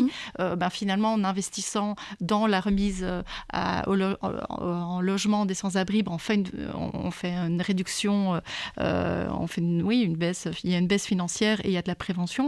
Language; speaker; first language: French; native; French